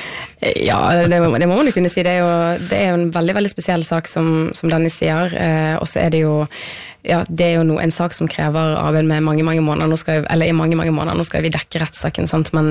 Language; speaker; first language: Norwegian; native; Norwegian